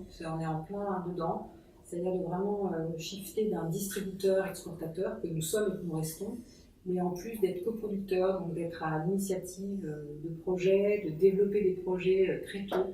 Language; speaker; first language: French; native; French